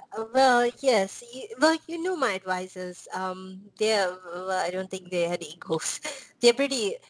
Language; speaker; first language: English; non-native, local second language; Tamil